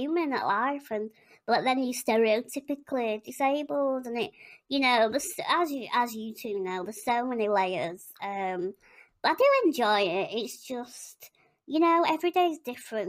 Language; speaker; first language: English; native; English